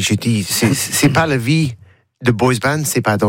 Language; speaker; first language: French; non-native, learner; English